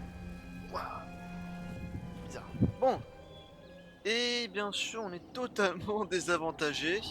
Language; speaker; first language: French; native; French